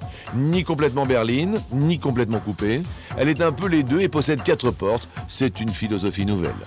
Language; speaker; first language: French; native; French